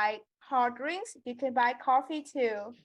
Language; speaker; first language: English; non-native, learner; Vietnamese